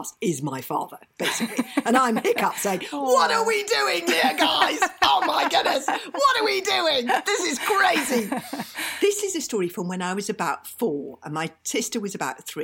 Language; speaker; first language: English; native; English